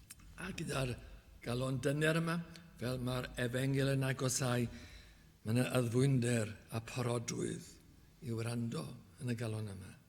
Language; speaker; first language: Welsh; native; Welsh